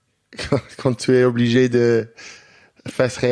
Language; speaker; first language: French; non-native, learner; English